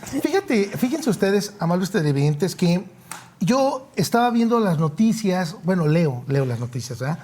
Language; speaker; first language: Spanish; native; Spanish